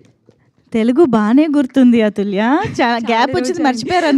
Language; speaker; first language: Telugu; native; Telugu